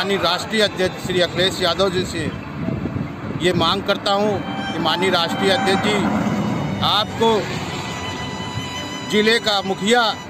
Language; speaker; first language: Hindi; native; Hindi